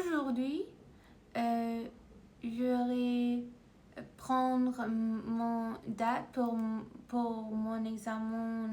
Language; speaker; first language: French; non-native, learner; Persian